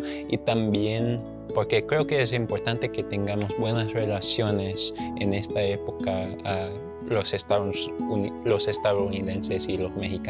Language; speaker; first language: Spanish; non-native, fluent; English